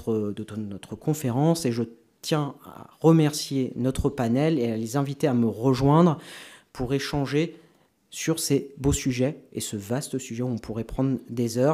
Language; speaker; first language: French; native; French